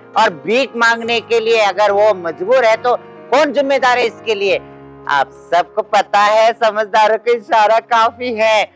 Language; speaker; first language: Hindi; native; Hindi